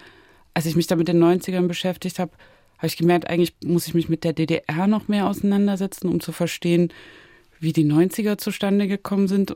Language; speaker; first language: German; native; German